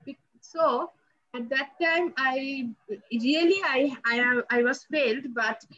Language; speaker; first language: English; non-native, learner; Bangla